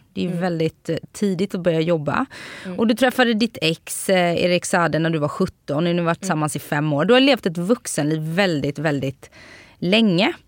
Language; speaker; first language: Swedish; native; Swedish